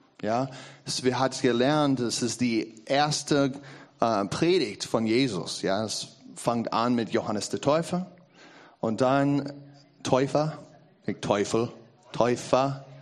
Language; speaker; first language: German; non-native, learner; English